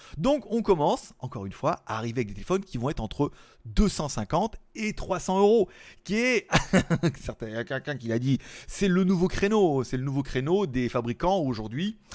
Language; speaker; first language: French; native; French